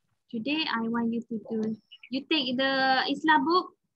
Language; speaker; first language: English; non-native, local second language; Malay